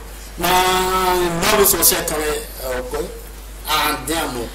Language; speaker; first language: Italian; non-native, learner; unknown